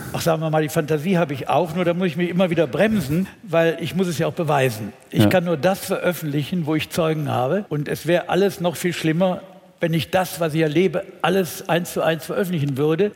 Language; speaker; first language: German; native; German